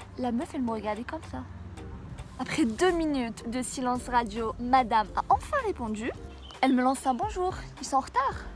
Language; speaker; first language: French; non-native, local second language; Arabic